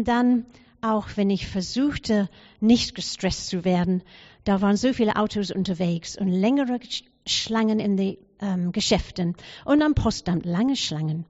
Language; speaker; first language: German; non-native, fluent; English